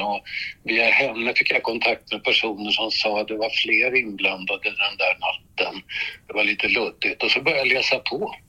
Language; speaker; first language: Swedish; native; Swedish